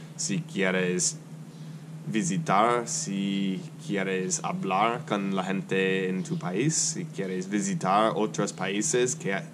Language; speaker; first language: Spanish; non-native, learner; English